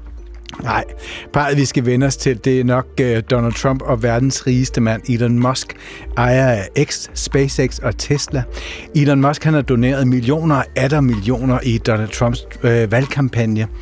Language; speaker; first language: Danish; native; Danish